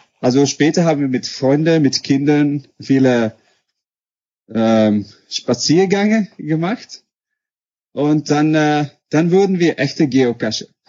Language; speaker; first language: German; non-native, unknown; Dutch